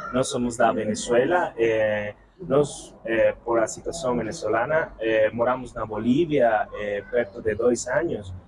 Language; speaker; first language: Portuguese; non-native, learner; Spanish